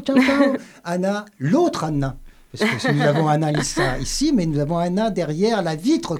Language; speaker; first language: French; native; French